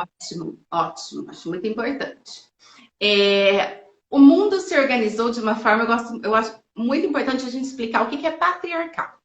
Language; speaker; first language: Portuguese; native; Portuguese